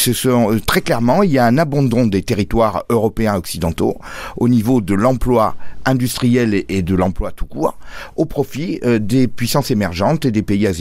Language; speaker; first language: French; native; French